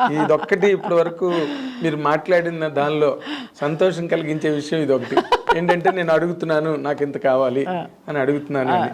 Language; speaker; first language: Telugu; native; Telugu